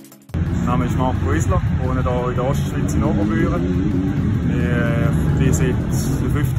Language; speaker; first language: German; native; German